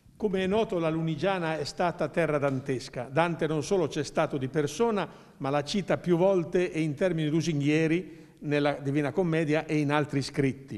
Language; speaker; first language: Italian; native; Italian